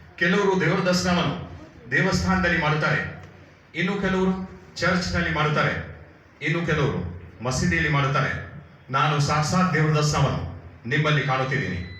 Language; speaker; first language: Kannada; non-native, local second language; Hindi